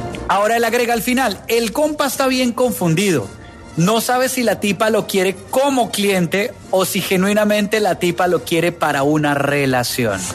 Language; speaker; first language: Spanish; native; Spanish